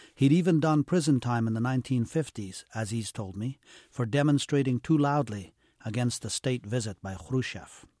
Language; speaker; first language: English; early bilingual, heritage; English